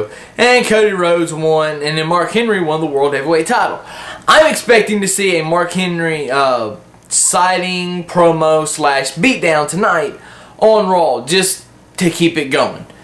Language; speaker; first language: English; native; English